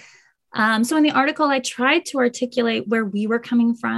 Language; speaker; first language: English; native; English